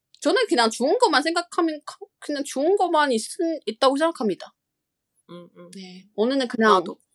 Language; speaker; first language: Korean; non-native, fluent; Chinese